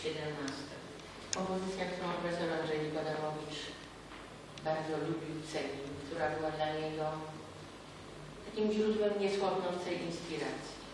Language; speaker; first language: Polish; native; Polish